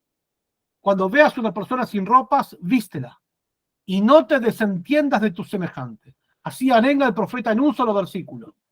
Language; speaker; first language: Spanish; native; Spanish